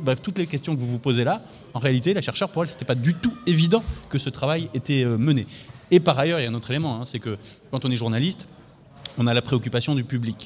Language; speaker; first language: French; native; French